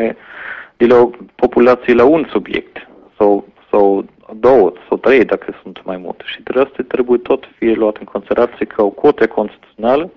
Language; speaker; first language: Romanian; non-native, fluent; German